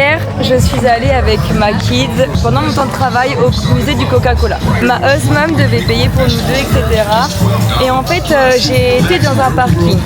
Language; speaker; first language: French; native; French